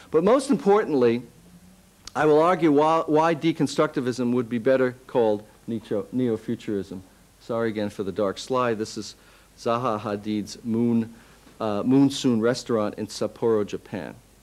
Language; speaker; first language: English; native; English